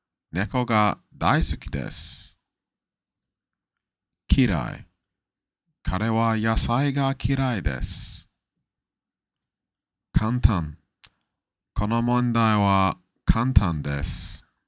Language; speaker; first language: Japanese; non-native, learner; English